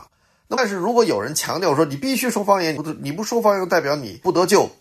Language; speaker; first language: Chinese; native; Chinese